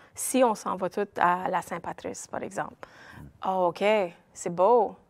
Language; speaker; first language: French; native; French